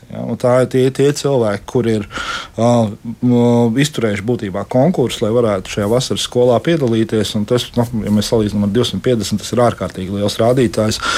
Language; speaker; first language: Latvian; native; Latvian